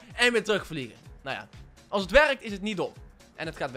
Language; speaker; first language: Dutch; native; Dutch